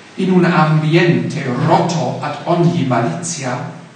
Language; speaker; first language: Italian; non-native, fluent; German